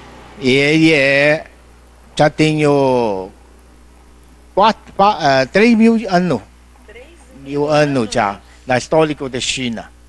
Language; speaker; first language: Portuguese; non-native, learner; Chinese